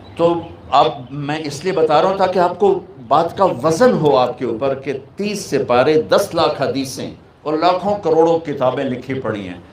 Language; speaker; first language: Urdu; non-native, local second language; Punjabi